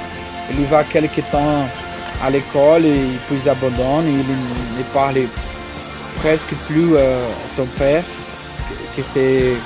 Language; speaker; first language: French; non-native, learner; Portuguese